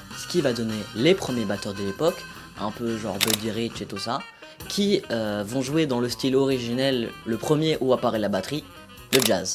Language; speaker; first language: French; native; French